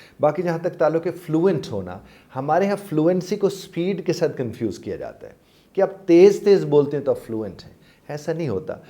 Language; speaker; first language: Urdu; native; Urdu